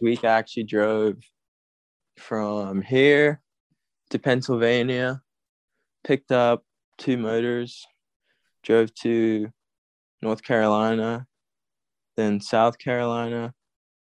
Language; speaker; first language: English; native; English